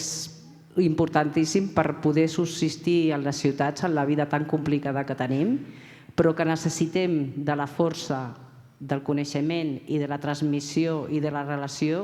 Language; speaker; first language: Catalan; non-native, local second language; Spanish